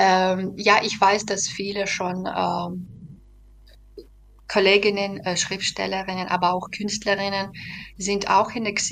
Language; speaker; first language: German; non-native, fluent; Belarusian